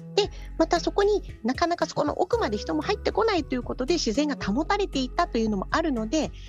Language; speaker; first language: Japanese; native; Japanese